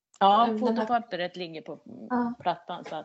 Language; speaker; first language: Swedish; native; Swedish